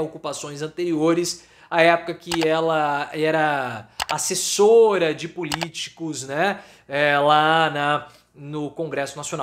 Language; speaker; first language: Portuguese; native; Portuguese